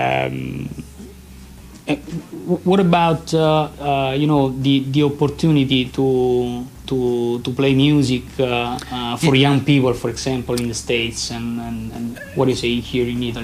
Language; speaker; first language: English; non-native, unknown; Italian